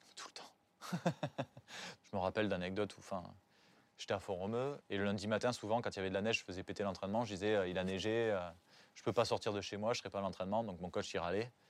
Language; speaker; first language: French; native; French